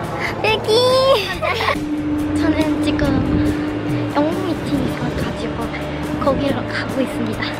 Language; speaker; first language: Korean; non-native, learner; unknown